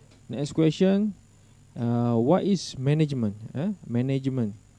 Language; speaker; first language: English; non-native, local second language; Malay